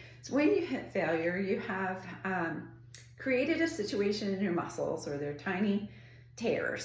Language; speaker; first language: English; native; English